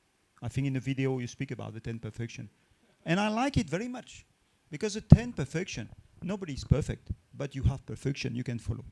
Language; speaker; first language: English; non-native, fluent; French